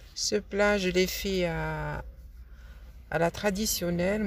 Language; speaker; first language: French; non-native, local second language; Arabic